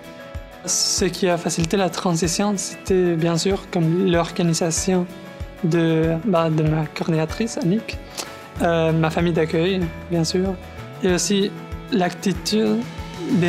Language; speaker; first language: French; non-native, learner; Spanish